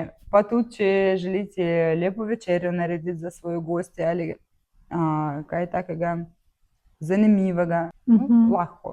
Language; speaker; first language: Slovenian; non-native, learner; Russian